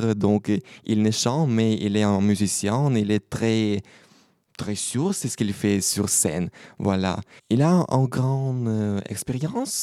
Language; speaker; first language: French; non-native, learner; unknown